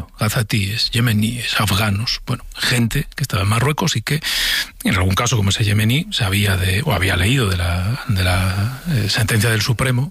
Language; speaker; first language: Spanish; native; Spanish